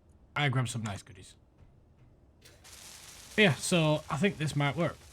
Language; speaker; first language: English; native; English